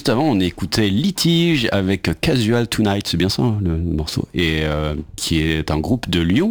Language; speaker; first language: French; native; French